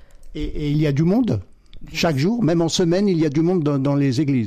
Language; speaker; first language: French; native; French